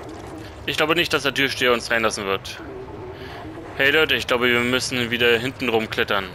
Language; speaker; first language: German; native; German